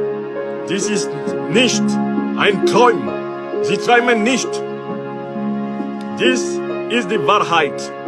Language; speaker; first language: German; non-native, learner; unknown